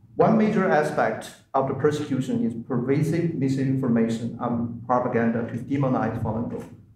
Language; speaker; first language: English; non-native, fluent; Chinese